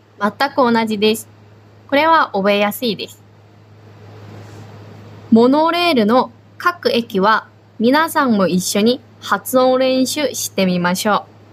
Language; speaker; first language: Japanese; non-native, fluent; Chinese